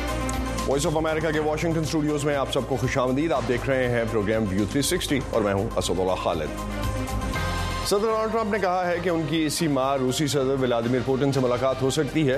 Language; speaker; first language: Urdu; native; Urdu